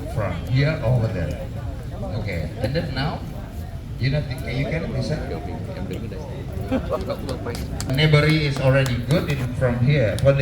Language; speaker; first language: English; non-native, learner; Indonesian